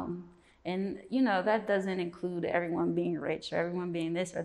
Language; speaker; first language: English; native; English